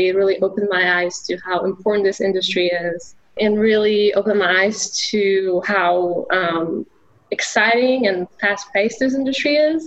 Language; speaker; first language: English; non-native, fluent; Polish